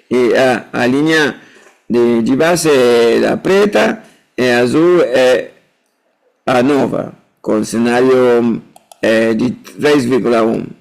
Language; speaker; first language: Portuguese; non-native, fluent; Spanish